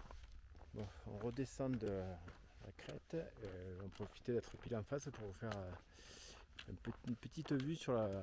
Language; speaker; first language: French; native; French